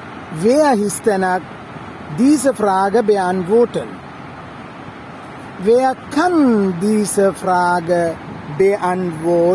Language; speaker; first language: German; non-native, fluent; Sinhala